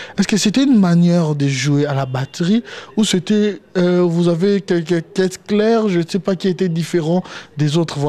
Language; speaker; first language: French; non-native, local second language; Lingala